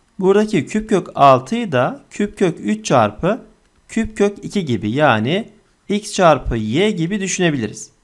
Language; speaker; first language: Turkish; native; Turkish